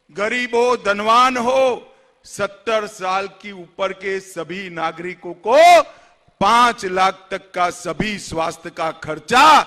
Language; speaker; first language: Hindi; non-native, local second language; Gujarati